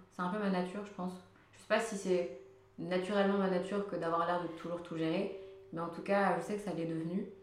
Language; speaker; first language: French; early bilingual, other home language; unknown